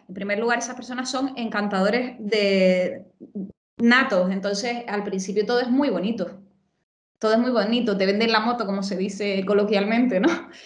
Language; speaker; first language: Spanish; native; Spanish